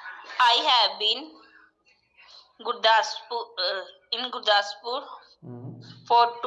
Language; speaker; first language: English; non-native, learner; Punjabi